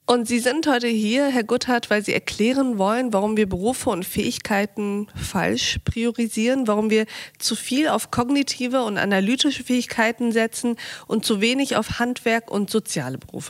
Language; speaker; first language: German; native; German